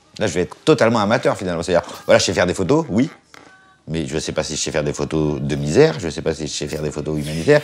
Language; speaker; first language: French; native; French